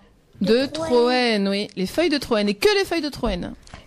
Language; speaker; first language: French; native; French